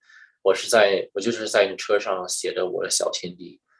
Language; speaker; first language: Chinese; early bilingual, heritage; English